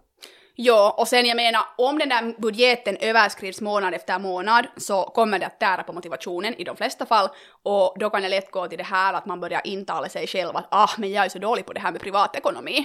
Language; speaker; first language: Swedish; native; Swedish